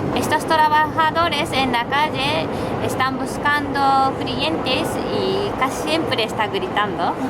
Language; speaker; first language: Spanish; non-native, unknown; Japanese